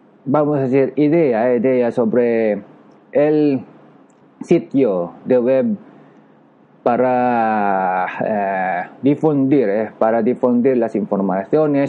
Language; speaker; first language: Spanish; non-native, learner; Japanese